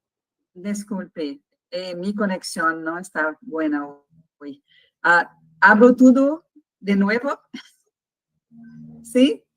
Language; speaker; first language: Spanish; non-native, fluent; Portuguese